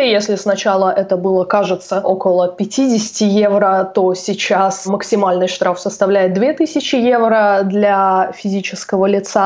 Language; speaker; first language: Russian; native; Russian